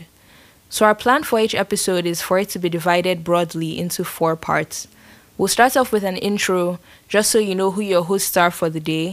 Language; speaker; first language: English; non-native, local second language; Yoruba